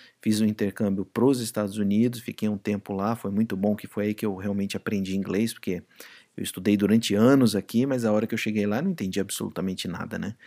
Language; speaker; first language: Portuguese; native; Portuguese